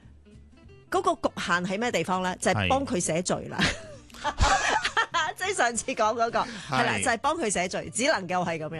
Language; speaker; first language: Cantonese; native; Cantonese